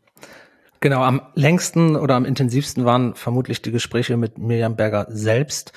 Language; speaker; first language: German; native; German